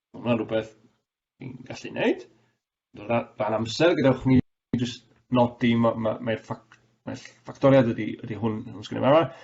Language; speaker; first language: Welsh; native; Welsh